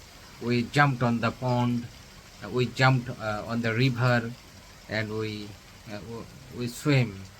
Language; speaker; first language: English; non-native, learner; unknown